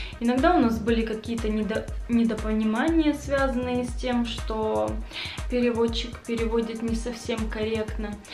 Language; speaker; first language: Russian; native; Russian